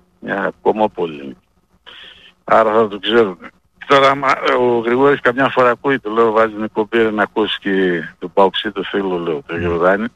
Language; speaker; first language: Greek; native; Greek